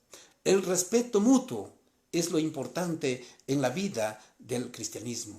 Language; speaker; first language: Spanish; native; Spanish